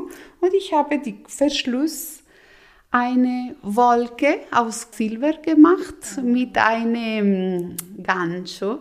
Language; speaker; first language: German; non-native, local second language; Italian